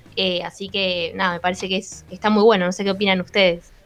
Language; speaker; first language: Spanish; native; Spanish